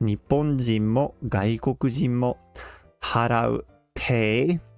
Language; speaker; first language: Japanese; non-native, fluent; English